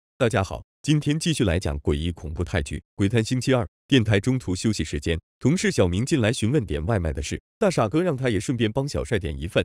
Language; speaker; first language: Chinese; native; Chinese